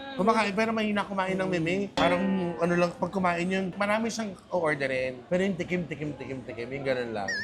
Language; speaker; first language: Filipino; native; Filipino